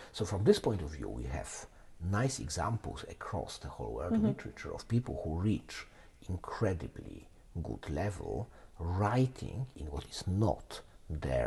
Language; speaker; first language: English; non-native, fluent; Polish